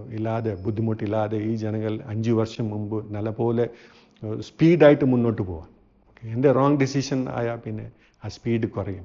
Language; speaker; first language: Malayalam; non-native, fluent; Hindi